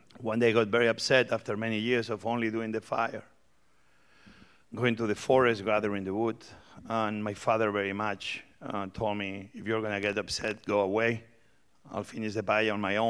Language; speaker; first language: English; non-native, fluent; Spanish